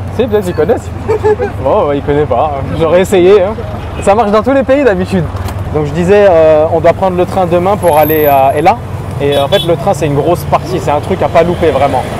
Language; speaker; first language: French; native; French